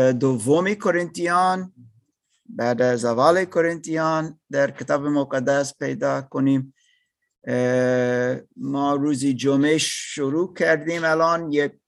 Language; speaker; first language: Persian; non-native, learner; English